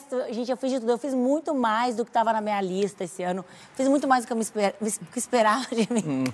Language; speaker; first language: Portuguese; native; Portuguese